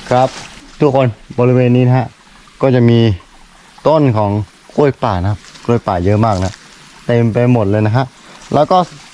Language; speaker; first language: Thai; non-native, local second language; Karen languages